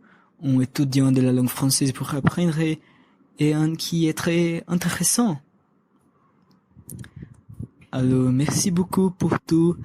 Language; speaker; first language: French; non-native, learner; Portuguese